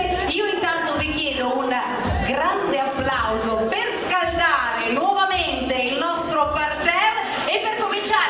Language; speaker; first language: Italian; native; Italian